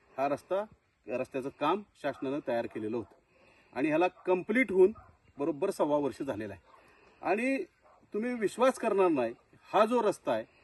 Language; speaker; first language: Marathi; native; Marathi